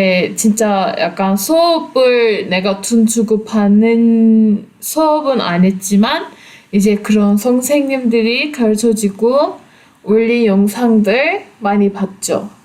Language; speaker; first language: Korean; non-native, fluent; Turkish